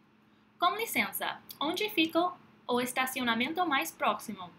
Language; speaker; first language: Portuguese; non-native, fluent; English